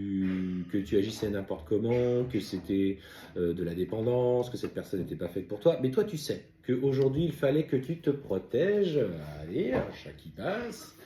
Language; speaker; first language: French; native; French